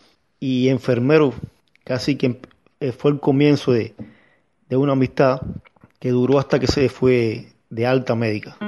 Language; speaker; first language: Spanish; native; Spanish